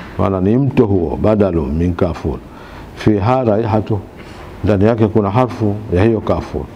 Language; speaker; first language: Swahili; native; Swahili